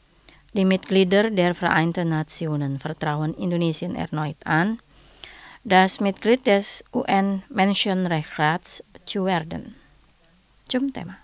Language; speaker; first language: German; non-native, fluent; Indonesian